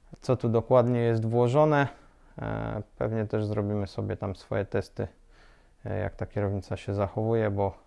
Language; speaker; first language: Polish; native; Polish